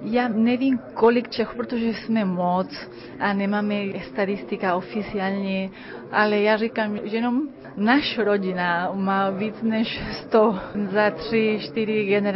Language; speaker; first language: Czech; early bilingual, heritage; Czech